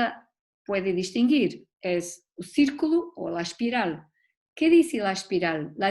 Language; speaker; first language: Spanish; non-native, learner; Portuguese